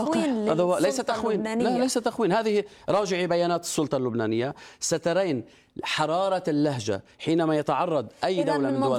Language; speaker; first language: Arabic; native; Arabic